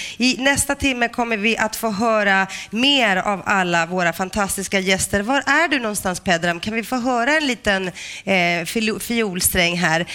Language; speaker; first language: Swedish; early bilingual, other home language; Greek